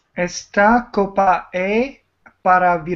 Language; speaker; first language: Spanish; non-native, learner; Chinese